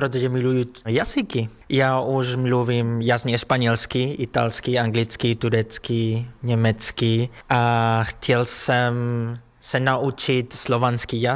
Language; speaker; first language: Czech; non-native, learner; Spanish